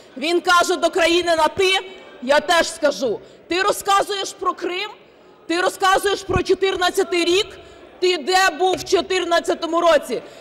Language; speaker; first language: Ukrainian; native; Ukrainian